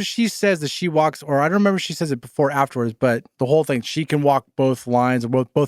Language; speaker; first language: English; native; English